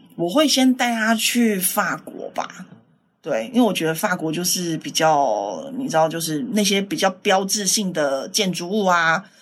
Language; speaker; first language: Chinese; native; Chinese